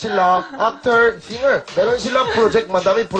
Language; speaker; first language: Filipino; non-native, learner; Korean